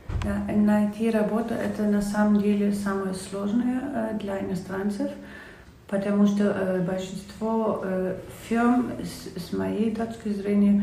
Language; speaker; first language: Russian; non-native, fluent; German